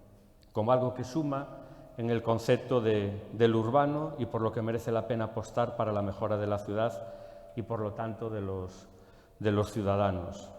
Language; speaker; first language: Spanish; native; Spanish